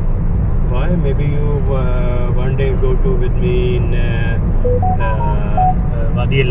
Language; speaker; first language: English; non-native, learner; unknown